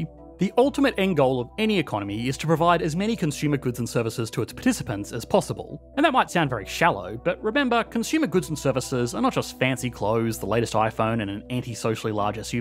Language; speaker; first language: English; native; English